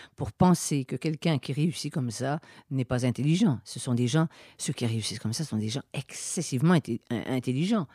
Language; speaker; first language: French; native; French